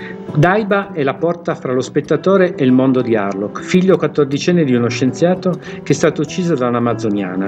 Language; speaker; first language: Italian; native; Italian